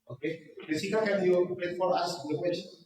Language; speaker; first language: English; non-native, learner; Indonesian